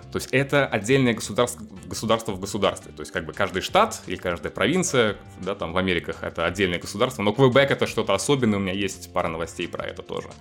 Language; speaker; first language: Russian; native; Russian